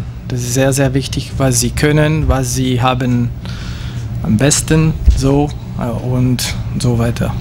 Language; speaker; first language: German; non-native, local second language; French